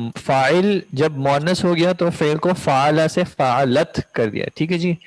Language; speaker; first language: Urdu; native; Urdu